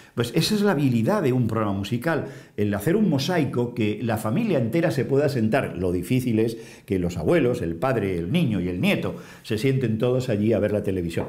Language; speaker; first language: Spanish; native; Spanish